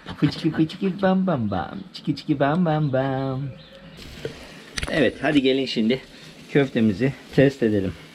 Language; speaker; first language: Turkish; early bilingual, heritage; Turkish